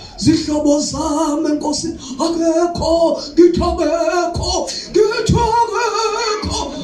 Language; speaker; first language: Zulu; native; Zulu